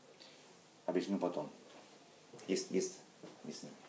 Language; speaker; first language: Russian; non-native, fluent; Italian